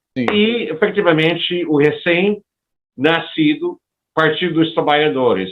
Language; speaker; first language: Portuguese; non-native, fluent; English